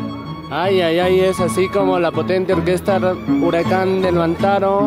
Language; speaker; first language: Spanish; native; Spanish